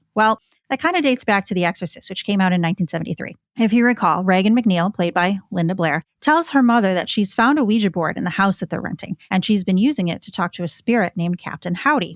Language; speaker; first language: English; native; English